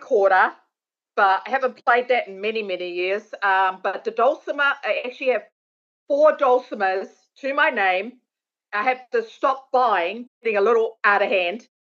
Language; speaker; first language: English; native; English